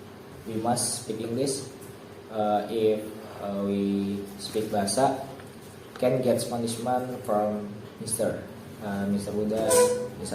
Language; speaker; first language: English; non-native, learner; Indonesian